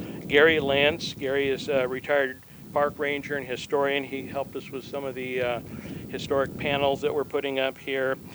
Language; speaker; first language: English; native; English